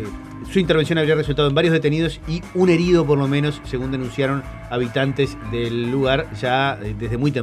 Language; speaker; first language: Spanish; native; Spanish